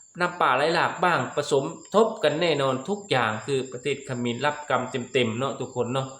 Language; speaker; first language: Thai; non-native, local second language; Lao